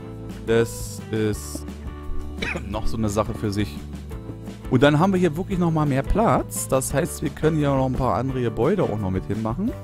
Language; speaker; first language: German; native; German